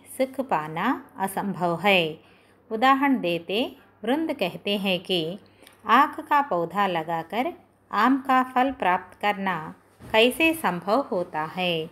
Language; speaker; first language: Hindi; non-native, local second language; Telugu